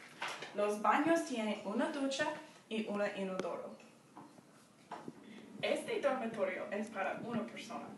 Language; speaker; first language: Spanish; non-native, learner; English